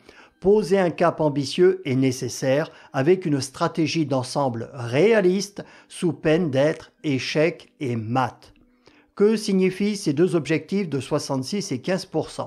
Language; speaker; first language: French; native; French